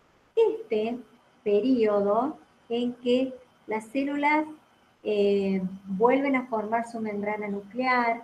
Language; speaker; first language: Spanish; native; Spanish